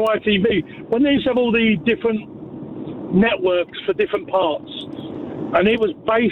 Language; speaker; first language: English; native; English